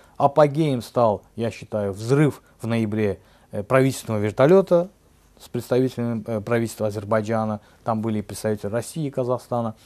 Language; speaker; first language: Russian; non-native, local second language; Azerbaijani